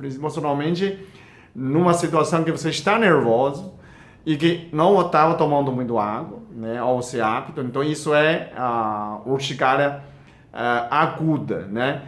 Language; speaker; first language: Portuguese; non-native, fluent; Chinese